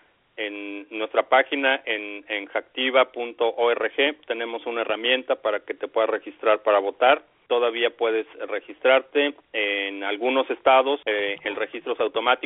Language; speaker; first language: Spanish; native; Spanish